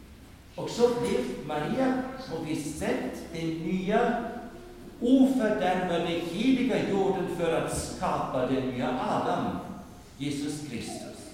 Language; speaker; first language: Swedish; non-native, fluent; German